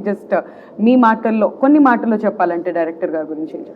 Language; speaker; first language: Telugu; native; Telugu